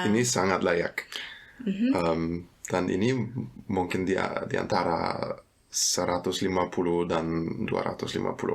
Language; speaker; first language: Indonesian; non-native, fluent; German